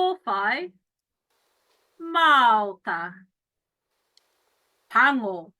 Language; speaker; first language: Māori; non-native, learner; English